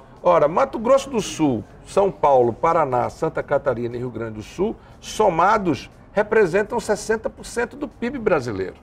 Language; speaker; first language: Portuguese; native; Portuguese